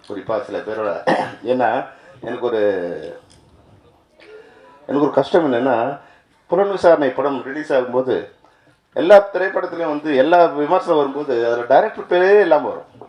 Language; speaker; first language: Tamil; native; Tamil